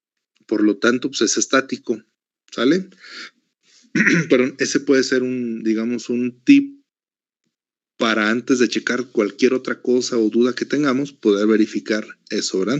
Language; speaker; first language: Spanish; native; Spanish